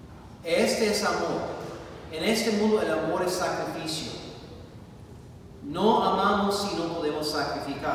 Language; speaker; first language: Spanish; non-native, fluent; English